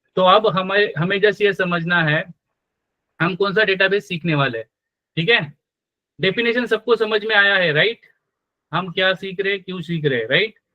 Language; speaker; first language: Hindi; non-native, local second language; Marathi